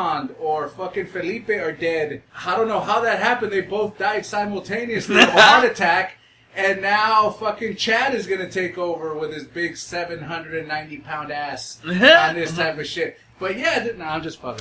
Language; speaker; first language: English; native; English